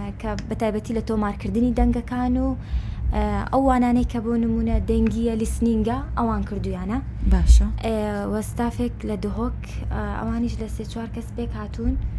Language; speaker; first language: Central Kurdish; non-native, local second language; Kurdish